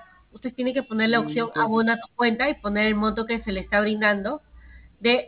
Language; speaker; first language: Spanish; native; Spanish